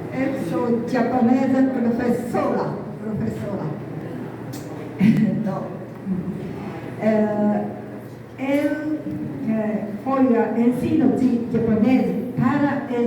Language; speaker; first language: Portuguese; non-native, learner; Japanese